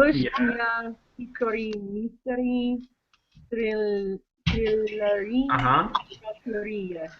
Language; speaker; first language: Albanian; non-native, learner; English